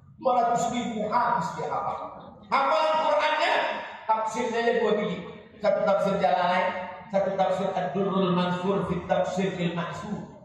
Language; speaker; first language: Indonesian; native; Indonesian